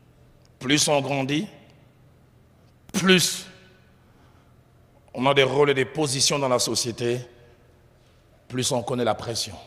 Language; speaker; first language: French; non-native, local second language; Lingala